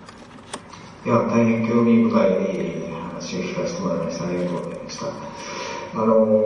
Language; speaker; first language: Japanese; native; Japanese